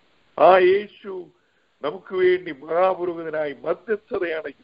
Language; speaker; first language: Malayalam; native; Malayalam